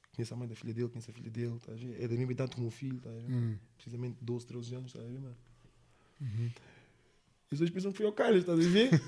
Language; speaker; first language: Portuguese; early bilingual, heritage; English